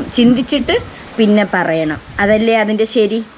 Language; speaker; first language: Malayalam; native; Malayalam